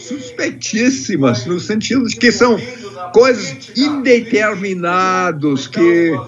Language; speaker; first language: Portuguese; non-native, fluent; English